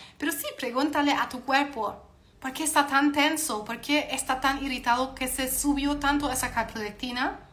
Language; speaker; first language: Spanish; non-native, fluent; German